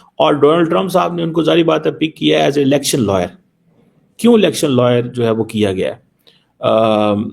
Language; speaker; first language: Urdu; non-native, local second language; Punjabi